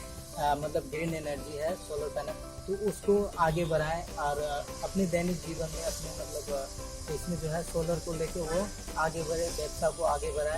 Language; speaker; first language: Hindi; native; Hindi